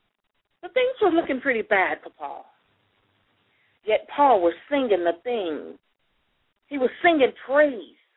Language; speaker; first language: English; native; English